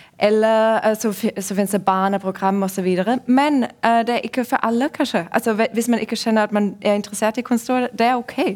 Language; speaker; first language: Norwegian; non-native, fluent; German